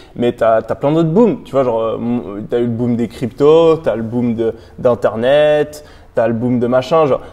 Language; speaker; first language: French; native; French